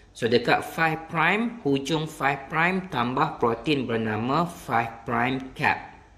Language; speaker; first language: English; non-native, local second language; Malay